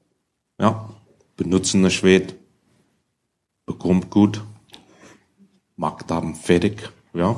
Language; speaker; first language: German; non-native, learner; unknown